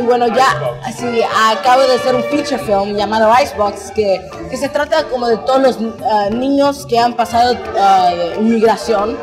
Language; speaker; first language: Spanish; early bilingual, heritage; Spanish